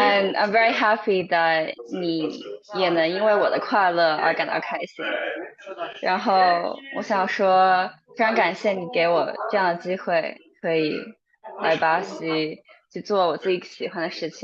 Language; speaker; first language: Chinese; early bilingual, heritage; Chinese